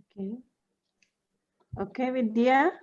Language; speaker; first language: English; non-native, fluent; Indonesian